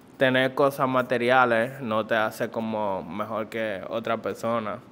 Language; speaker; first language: Spanish; native; Spanish